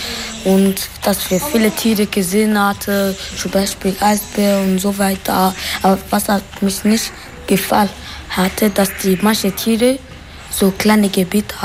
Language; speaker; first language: German; non-native, learner; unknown